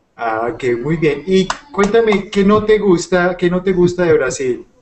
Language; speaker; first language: Spanish; native; Spanish